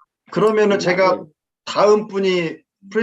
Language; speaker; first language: Korean; native; Korean